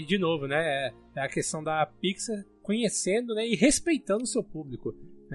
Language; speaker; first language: Portuguese; native; Portuguese